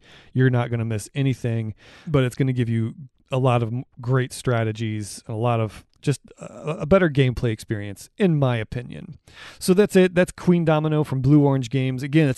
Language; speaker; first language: English; native; English